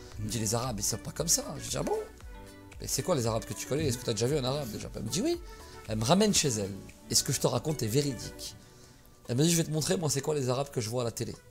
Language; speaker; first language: French; native; French